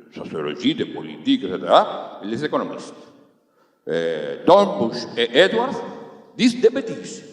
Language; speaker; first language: French; non-native, fluent; Spanish